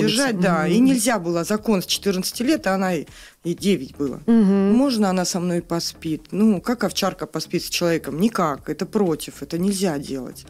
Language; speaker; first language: Russian; native; Russian